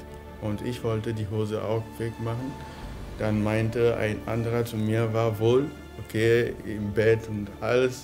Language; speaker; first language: German; non-native, fluent; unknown